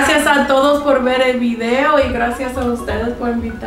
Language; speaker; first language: Spanish; non-native, fluent; English